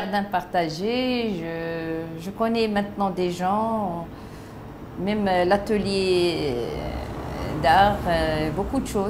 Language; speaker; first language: French; non-native, local second language; Arabic